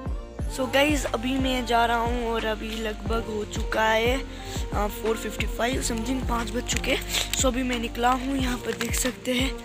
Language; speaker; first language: Hindi; non-native, local second language; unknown